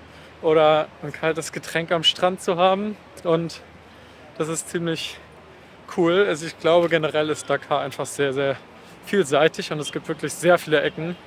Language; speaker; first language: German; native; German